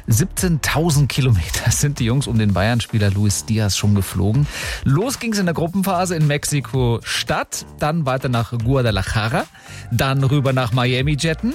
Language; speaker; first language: German; native; German